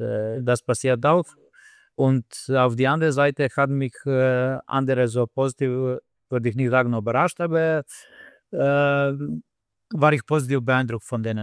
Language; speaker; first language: German; non-native, fluent; Slovenian